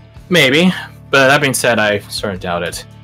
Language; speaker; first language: English; native; English